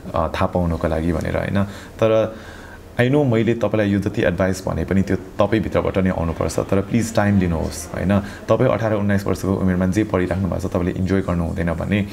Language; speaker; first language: Nepali; early bilingual, heritage; Nepali